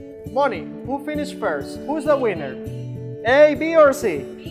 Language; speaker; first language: English; non-native, fluent; Spanish